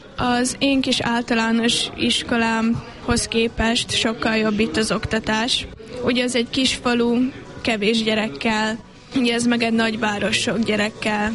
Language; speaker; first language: Hungarian; native; Hungarian